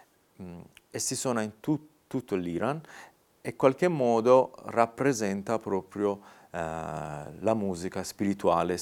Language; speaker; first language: Italian; non-native, fluent; Persian